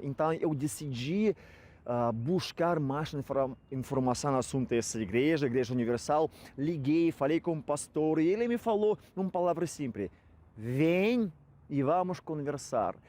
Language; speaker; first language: Portuguese; non-native, fluent; Russian